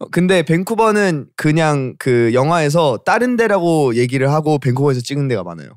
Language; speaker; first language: Korean; early bilingual, heritage; Korean